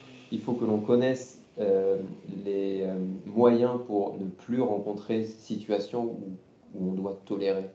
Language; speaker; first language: French; native; French